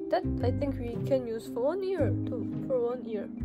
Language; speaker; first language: English; non-native, learner; Korean